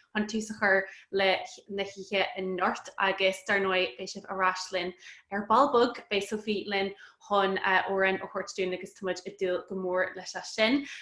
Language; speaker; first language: Irish; native; Irish